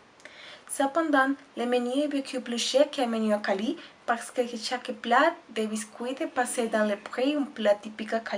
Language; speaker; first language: French; non-native, learner; Spanish